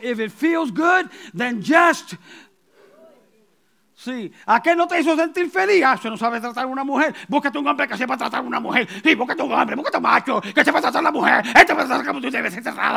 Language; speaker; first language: Spanish; early bilingual, heritage; Spanish